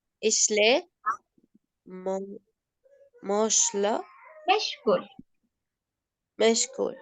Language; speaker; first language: Turkish; non-native, learner; Arabic